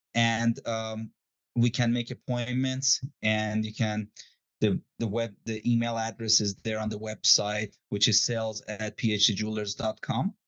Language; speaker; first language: English; non-native, fluent; Persian